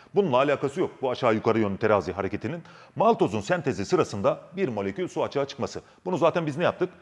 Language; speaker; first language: Turkish; native; Turkish